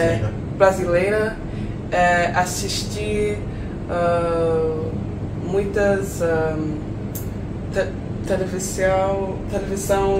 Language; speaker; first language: Portuguese; non-native, learner; English